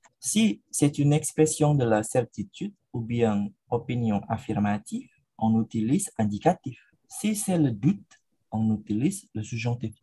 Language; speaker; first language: French; non-native, fluent; Indonesian